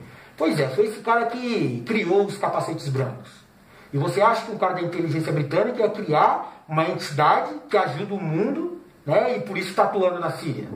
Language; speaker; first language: Portuguese; native; Portuguese